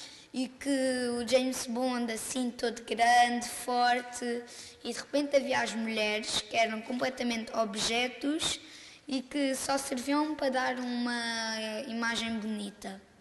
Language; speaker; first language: Portuguese; non-native, local second language; French